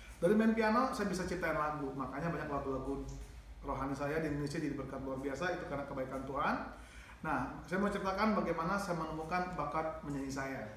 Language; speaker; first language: Indonesian; native; Indonesian